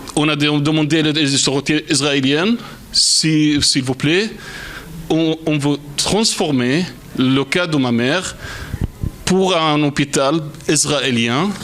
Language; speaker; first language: French; non-native, fluent; Arabic